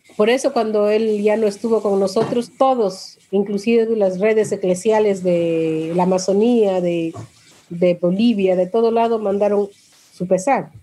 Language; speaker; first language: Spanish; non-native, local second language; Quechua